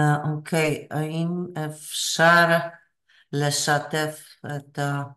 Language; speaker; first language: Hebrew; non-native, learner; Polish